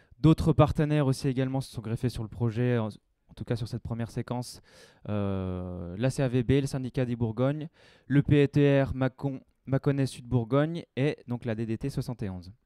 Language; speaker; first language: French; native; French